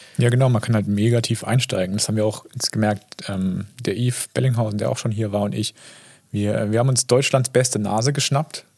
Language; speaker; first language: German; native; German